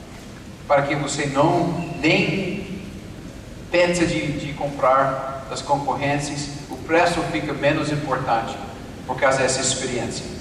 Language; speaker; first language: Portuguese; non-native, fluent; English